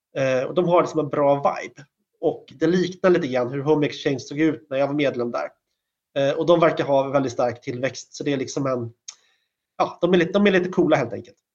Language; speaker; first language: Swedish; native; Swedish